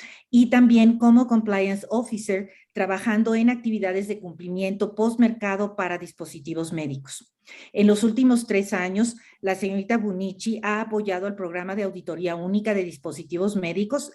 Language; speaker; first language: Spanish; native; Spanish